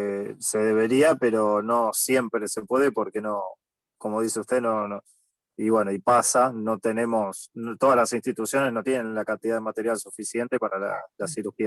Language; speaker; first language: Spanish; native; Spanish